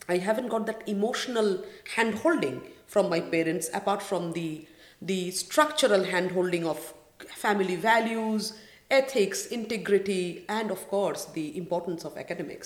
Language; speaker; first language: English; non-native, local second language; Bangla